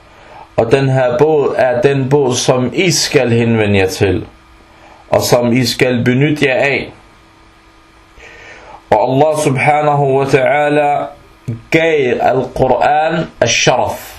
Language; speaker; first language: Danish; non-native, fluent; Arabic